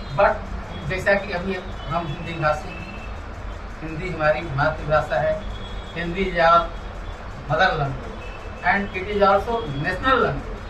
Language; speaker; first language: Hindi; native; Hindi